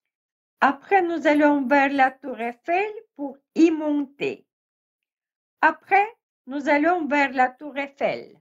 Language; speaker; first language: French; non-native, learner; Russian